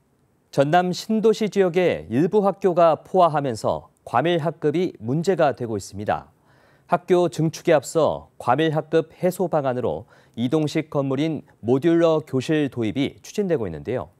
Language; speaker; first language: Korean; native; Korean